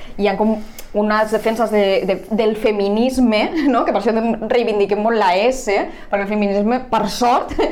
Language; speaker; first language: Catalan; non-native, local second language; Spanish